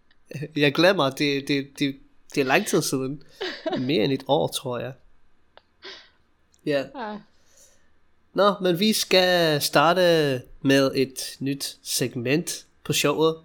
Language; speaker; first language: Danish; non-native, fluent; English